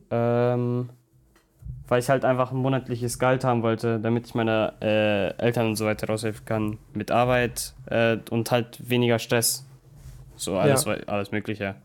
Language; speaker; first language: German; non-native, local second language; Russian